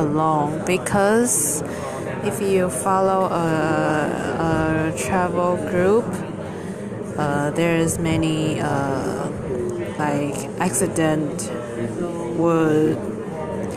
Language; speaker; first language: English; non-native, learner; Chinese